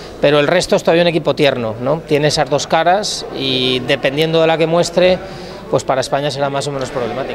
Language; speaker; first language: Spanish; native; Spanish